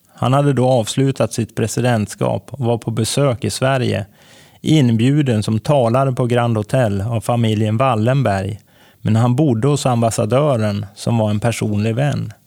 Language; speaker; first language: Swedish; native; Swedish